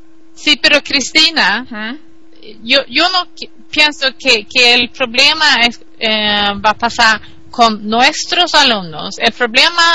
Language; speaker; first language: Spanish; non-native, learner; Swedish